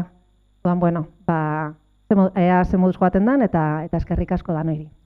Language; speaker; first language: Basque; native; Basque